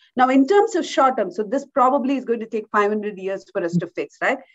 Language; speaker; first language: English; non-native, local second language; Malayalam